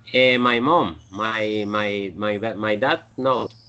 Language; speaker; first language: English; non-native, learner; Spanish